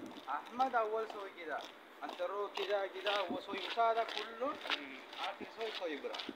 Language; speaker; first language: Arabic; non-native, learner; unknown